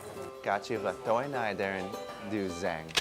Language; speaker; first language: Vietnamese; early bilingual, heritage; Vietnamese